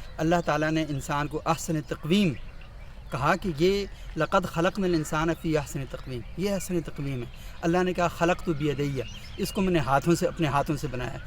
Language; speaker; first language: Urdu; non-native, local second language; Northern Hindko